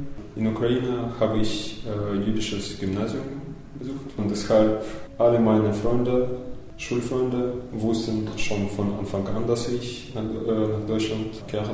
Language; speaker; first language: German; early bilingual, other home language; Russian